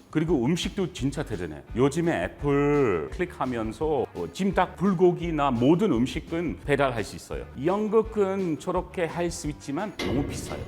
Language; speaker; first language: Korean; non-native, learner; English